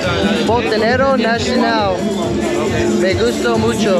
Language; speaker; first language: Spanish; non-native, learner; English